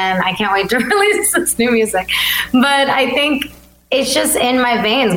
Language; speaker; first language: English; early bilingual, other home language; Albanian